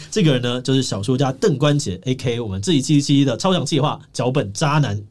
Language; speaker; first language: Chinese; native; Chinese